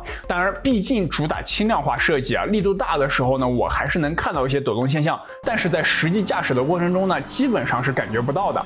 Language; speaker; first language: Chinese; native; Chinese